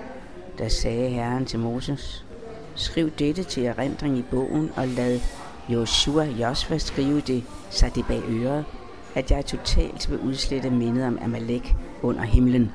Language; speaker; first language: Danish; native; Danish